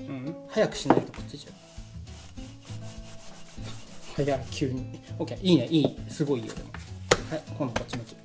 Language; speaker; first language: Japanese; native; Japanese